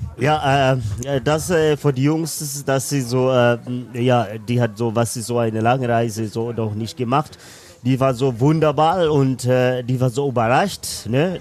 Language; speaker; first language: German; non-native, learner; Swahili